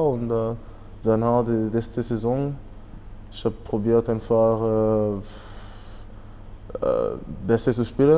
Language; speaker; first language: German; non-native, fluent; French